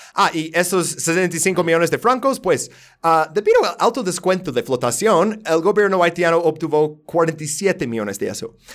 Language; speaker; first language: Spanish; non-native, fluent; English